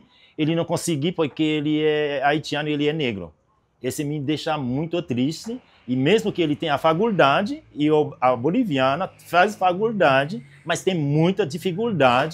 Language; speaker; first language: Portuguese; non-native, learner; Haitian Creole